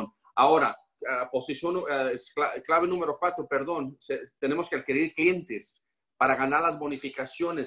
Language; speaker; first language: Spanish; native; Spanish